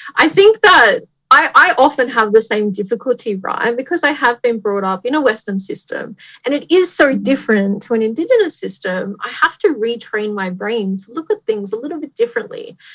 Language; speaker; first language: English; native; English